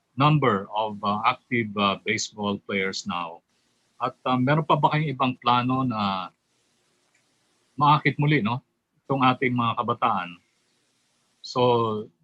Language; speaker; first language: Filipino; native; Filipino